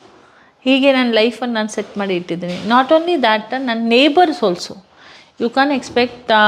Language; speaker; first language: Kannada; non-native, local second language; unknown